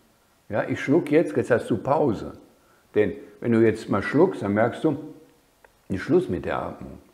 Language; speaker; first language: German; native; German